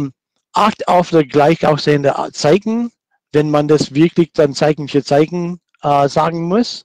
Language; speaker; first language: German; non-native, fluent; English